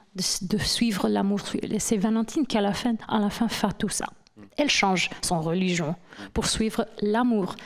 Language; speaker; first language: French; non-native, fluent; English